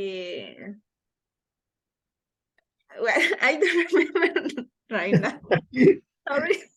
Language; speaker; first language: English; non-native, learner; Spanish